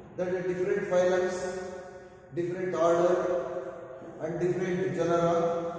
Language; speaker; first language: English; non-native, local second language; Kannada